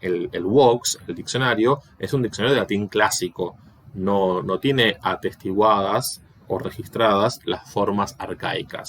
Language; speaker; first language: Spanish; native; Spanish